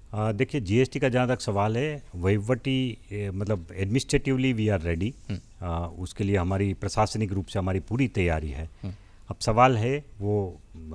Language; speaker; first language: Hindi; non-native, local second language; Gujarati